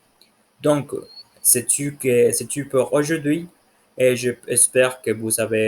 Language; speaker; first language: French; non-native, learner; Spanish